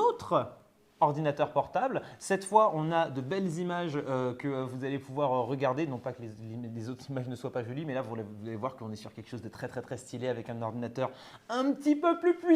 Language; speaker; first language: French; native; French